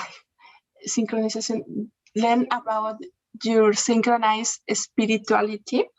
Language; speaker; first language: English; non-native, learner; Spanish